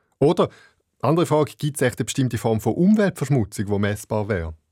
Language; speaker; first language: German; native; German